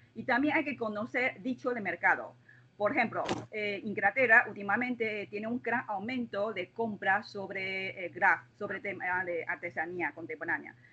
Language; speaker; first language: Spanish; non-native, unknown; Chinese